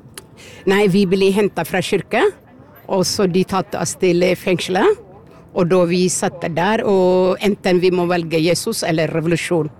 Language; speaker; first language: Norwegian; non-native, learner; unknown